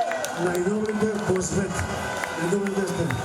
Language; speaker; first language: Macedonian; non-native, learner; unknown